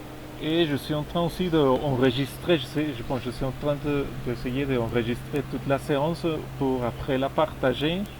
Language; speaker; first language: French; non-native, fluent; Spanish